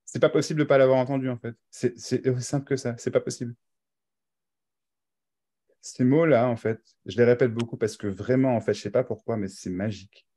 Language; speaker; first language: French; native; French